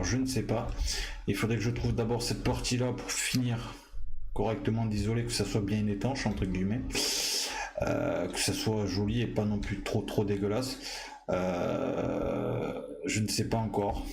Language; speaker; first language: French; native; French